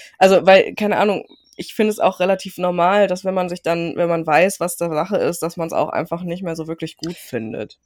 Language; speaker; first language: German; early bilingual, other home language; Turkish